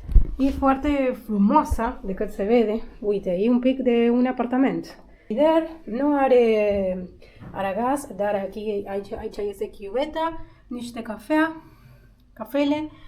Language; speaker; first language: Romanian; non-native, learner; Spanish